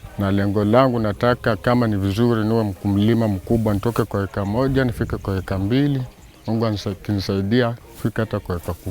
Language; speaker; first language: Swahili; non-native, local second language; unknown